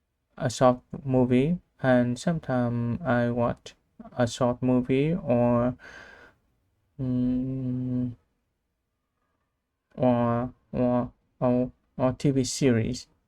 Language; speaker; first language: English; non-native, learner; Vietnamese